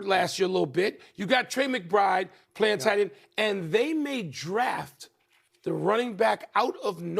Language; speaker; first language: English; native; English